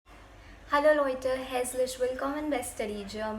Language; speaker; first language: German; non-native, learner; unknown